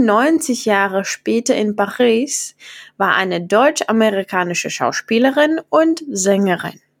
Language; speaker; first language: German; non-native, fluent; Czech